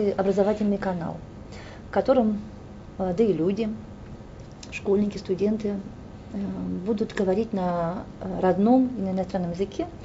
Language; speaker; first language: Russian; native; Russian